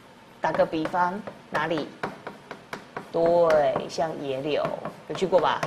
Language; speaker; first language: Chinese; native; Chinese